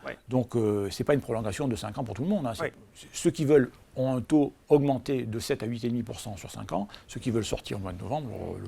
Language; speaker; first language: French; native; French